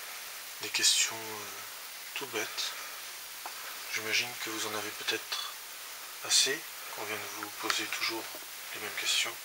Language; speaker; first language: French; native; French